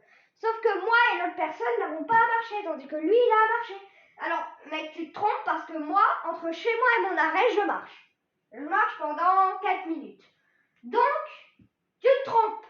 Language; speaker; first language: French; native; French